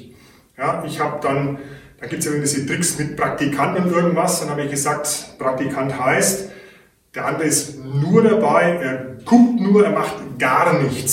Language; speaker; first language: German; native; German